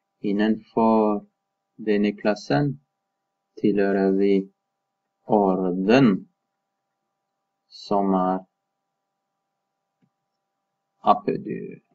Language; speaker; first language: Norwegian; non-native, fluent; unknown